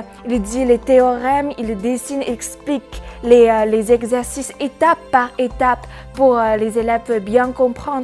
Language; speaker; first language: French; non-native, learner; Chinese